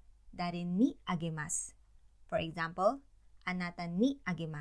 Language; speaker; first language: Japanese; non-native, fluent; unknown